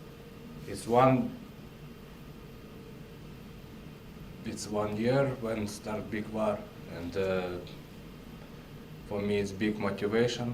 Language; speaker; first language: English; non-native, learner; Russian